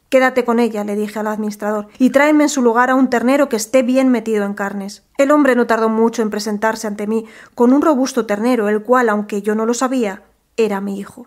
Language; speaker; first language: Spanish; native; Spanish